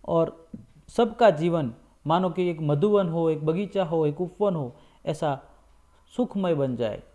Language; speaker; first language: Hindi; non-native, local second language; Gujarati